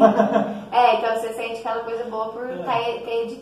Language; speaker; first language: Portuguese; native; Portuguese